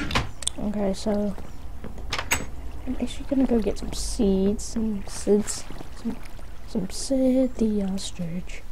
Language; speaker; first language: English; native; English